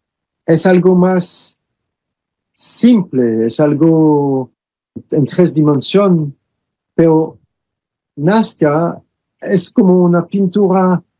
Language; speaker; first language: Spanish; non-native, fluent; French